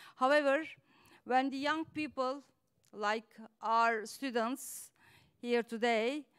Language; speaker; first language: English; non-native, fluent; Turkish